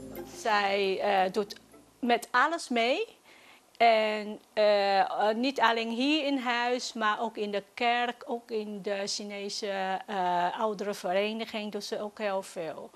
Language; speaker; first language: Dutch; non-native, fluent; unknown